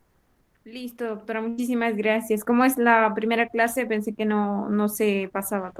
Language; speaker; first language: Spanish; native; Spanish